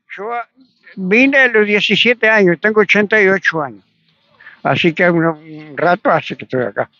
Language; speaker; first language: Spanish; native; Spanish